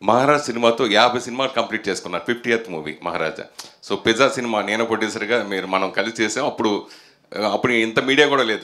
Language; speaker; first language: Telugu; native; Telugu